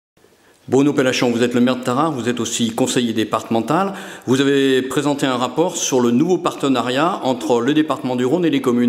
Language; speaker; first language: French; native; French